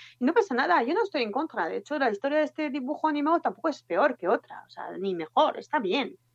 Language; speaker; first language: Spanish; non-native, fluent; French